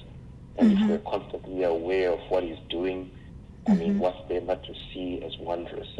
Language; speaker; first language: English; non-native, local second language; Shona